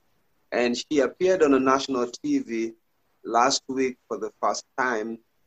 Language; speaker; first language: English; non-native, local second language; Gusii